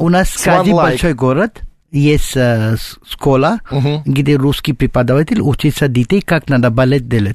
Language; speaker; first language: Russian; non-native, learner; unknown